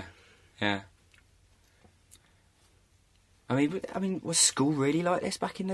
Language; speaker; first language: English; native; English